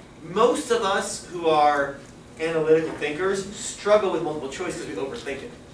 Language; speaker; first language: English; native; English